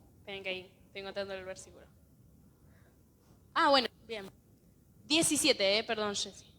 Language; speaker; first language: Spanish; native; Spanish